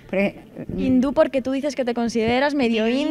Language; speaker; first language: Spanish; native; Spanish